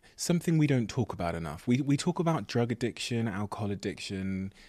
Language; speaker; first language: English; native; English